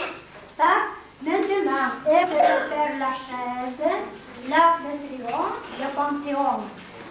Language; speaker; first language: French; non-native, fluent; Yakut